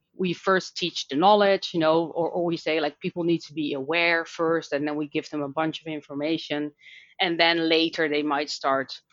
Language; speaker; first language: English; non-native, fluent; Dutch